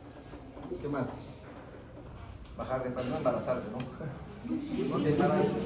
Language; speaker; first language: Spanish; native; Spanish